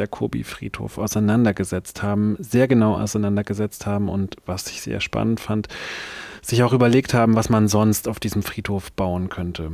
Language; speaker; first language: German; native; German